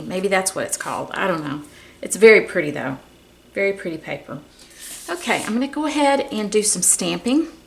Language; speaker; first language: English; native; English